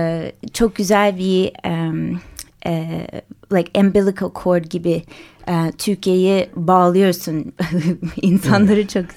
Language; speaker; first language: Turkish; early bilingual, heritage; English